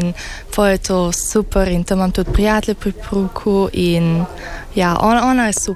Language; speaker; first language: Slovenian; early bilingual, heritage; Slovenian